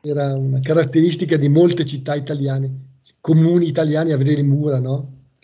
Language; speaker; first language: Italian; native; Italian